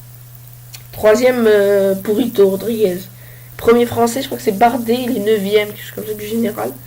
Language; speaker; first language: French; native; French